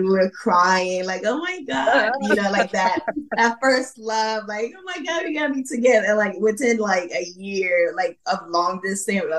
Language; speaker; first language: English; non-native, fluent; Haitian Creole